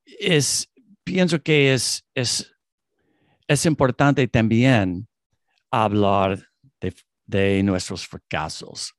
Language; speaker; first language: Spanish; non-native, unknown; English